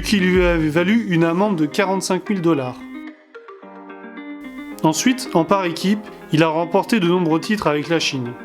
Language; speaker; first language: French; native; French